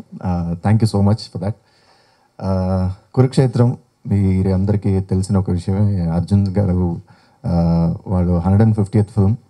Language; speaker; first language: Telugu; non-native, fluent; Tamil